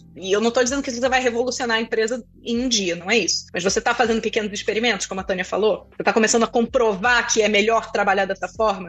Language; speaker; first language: Portuguese; native; Portuguese